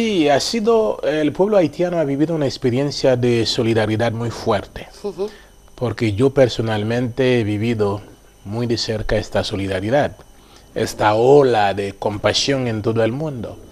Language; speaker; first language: Spanish; non-native, fluent; Haitian Creole